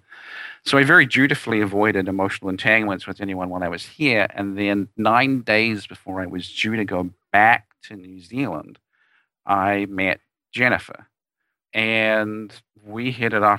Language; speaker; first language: English; native; English